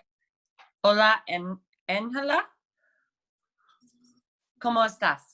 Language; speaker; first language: Spanish; non-native, learner; English